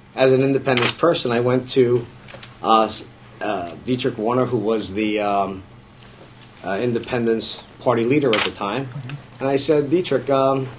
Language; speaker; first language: English; native; English